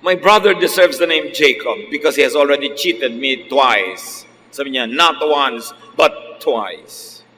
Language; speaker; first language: English; non-native, local second language; Filipino